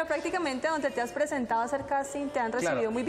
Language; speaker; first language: Spanish; native; Spanish